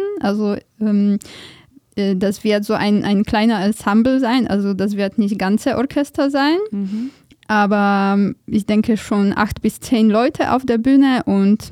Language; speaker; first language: German; non-native, fluent; Polish